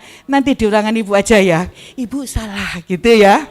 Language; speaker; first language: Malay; non-native, local second language; Javanese